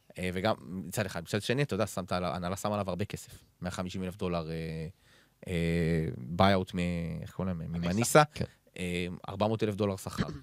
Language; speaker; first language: Hebrew; native; Hebrew